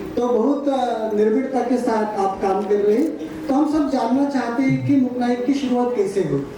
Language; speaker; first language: Hindi; non-native, local second language; Marathi